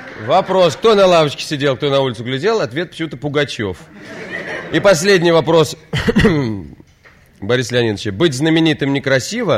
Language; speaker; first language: Russian; native; Russian